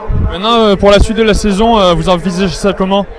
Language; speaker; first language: French; native; French